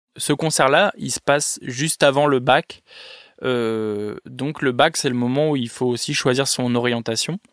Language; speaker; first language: French; native; French